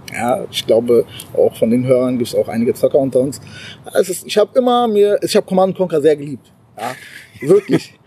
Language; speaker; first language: German; early bilingual, other home language; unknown